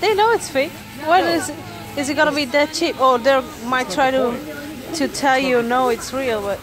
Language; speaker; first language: English; non-native, fluent; Italian